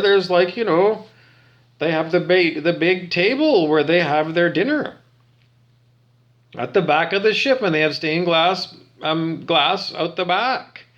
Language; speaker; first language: English; native; English